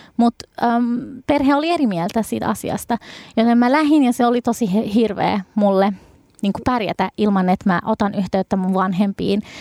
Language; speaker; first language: Finnish; early bilingual, other home language; Arabic